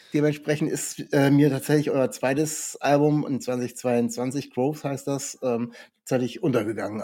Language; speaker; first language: German; native; German